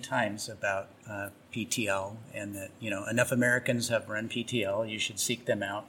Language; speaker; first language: English; native; English